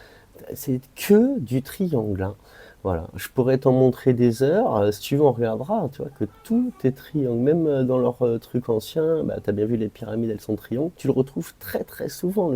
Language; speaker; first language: French; native; French